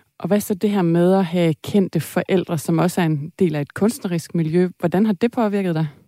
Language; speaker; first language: Danish; native; Danish